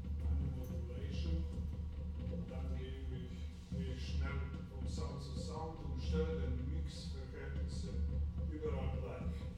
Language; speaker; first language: German; non-native, fluent; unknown